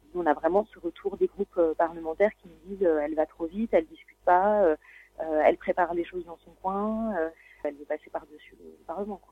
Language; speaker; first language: French; native; French